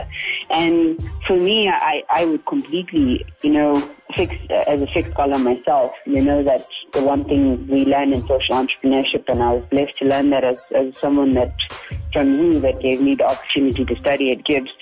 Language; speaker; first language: English; native; English